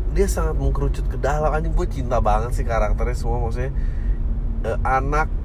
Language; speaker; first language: Indonesian; native; Indonesian